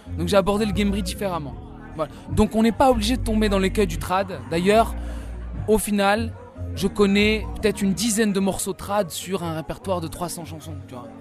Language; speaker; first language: French; non-native, local second language; Arabic